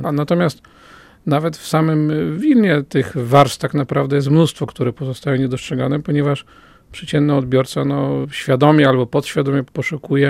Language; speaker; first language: Polish; native; Polish